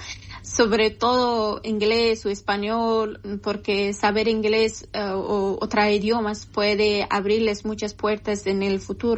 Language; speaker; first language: Spanish; non-native, learner; Persian